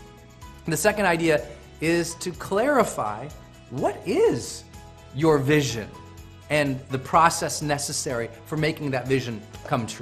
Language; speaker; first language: English; native; English